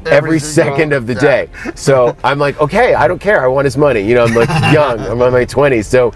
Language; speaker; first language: English; native; English